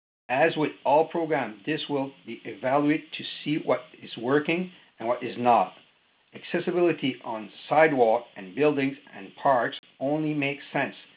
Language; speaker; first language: English; non-native, fluent; French